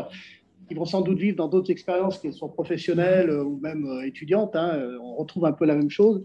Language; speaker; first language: French; native; French